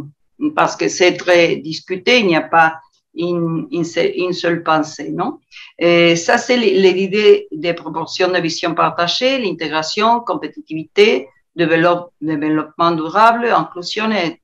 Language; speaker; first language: French; non-native, learner; Spanish